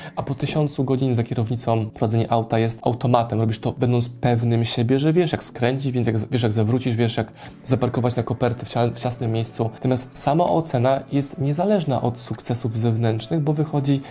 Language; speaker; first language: Polish; native; Polish